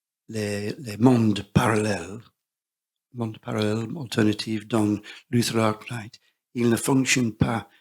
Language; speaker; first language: French; non-native, learner; English